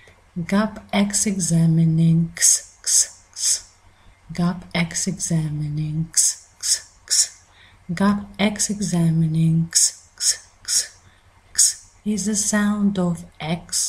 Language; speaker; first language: English; native; English